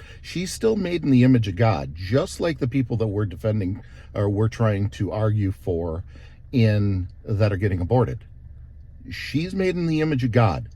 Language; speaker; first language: English; native; English